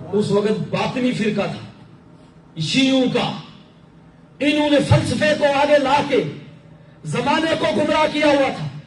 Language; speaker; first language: Urdu; non-native, local second language; Punjabi